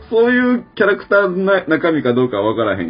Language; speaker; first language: Japanese; native; Japanese